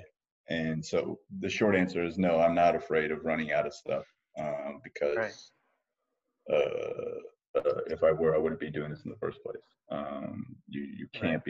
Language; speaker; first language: English; native; English